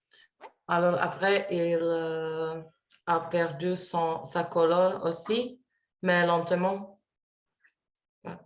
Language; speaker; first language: French; non-native, learner; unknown